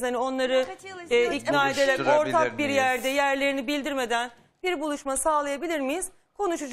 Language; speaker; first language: Turkish; native; Turkish